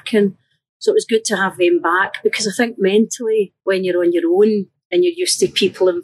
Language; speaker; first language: English; native; English